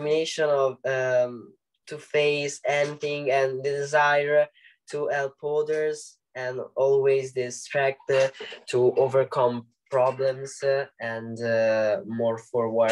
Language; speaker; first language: English; non-native, learner; Italian